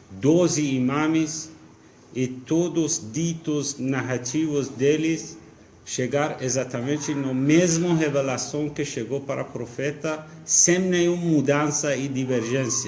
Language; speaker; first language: Portuguese; non-native, fluent; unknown